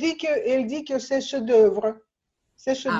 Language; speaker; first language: French; non-native, learner; Russian